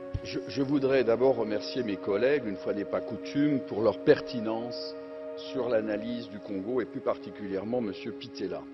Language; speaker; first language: French; native; French